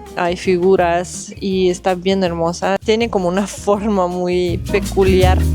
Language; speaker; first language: Spanish; non-native, fluent; Russian